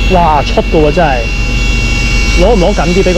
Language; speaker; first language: Chinese; native; Chinese